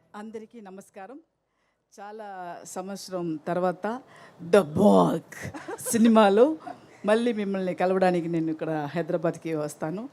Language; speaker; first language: Telugu; non-native, learner; Tamil